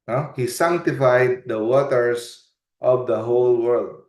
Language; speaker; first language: English; non-native, local second language; Filipino